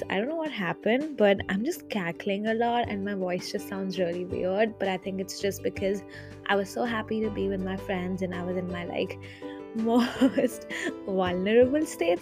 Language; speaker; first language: English; non-native, local second language; Hindi